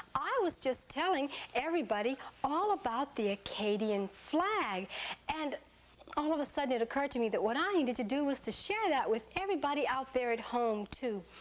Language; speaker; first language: English; native; English